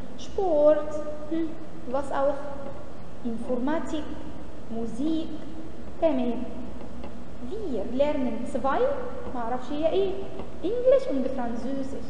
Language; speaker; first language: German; non-native, fluent; Arabic